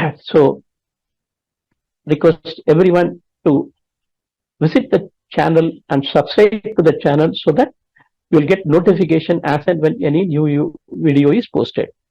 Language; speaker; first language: English; non-native, local second language; Tamil